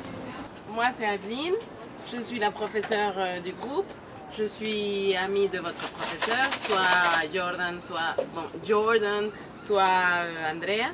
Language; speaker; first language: French; non-native, fluent; Spanish